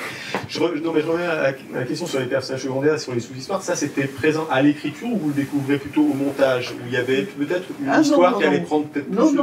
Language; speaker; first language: French; native; French